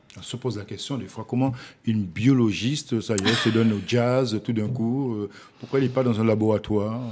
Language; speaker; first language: French; native; French